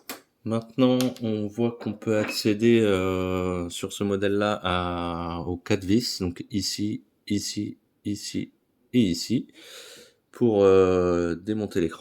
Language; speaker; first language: French; native; French